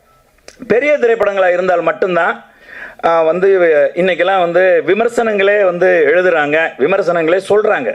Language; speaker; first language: Tamil; native; Tamil